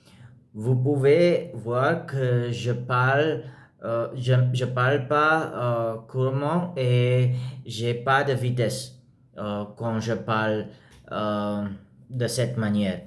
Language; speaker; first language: French; non-native, learner; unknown